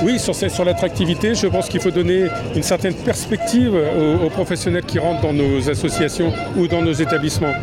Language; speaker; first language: French; native; French